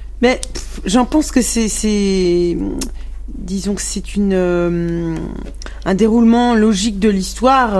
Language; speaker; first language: French; non-native, local second language; Arabic